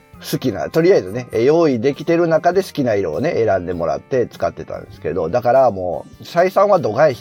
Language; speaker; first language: Japanese; native; Japanese